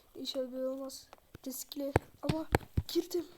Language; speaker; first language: Turkish; native; Turkish